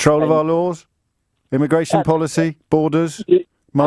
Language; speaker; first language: English; native; English